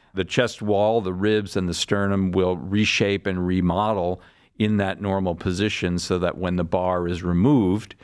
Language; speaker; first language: English; native; English